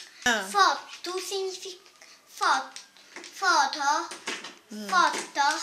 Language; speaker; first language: Portuguese; early bilingual, heritage; Portuguese